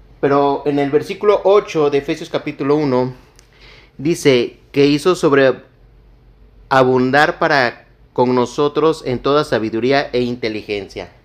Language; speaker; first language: Spanish; native; Spanish